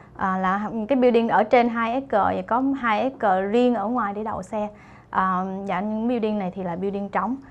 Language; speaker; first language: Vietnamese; early bilingual, heritage; Vietnamese